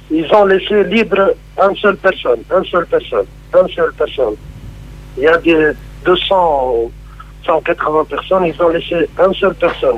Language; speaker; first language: French; non-native, local second language; Arabic